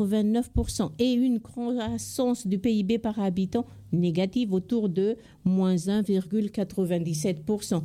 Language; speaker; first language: French; non-native, local second language; Malagasy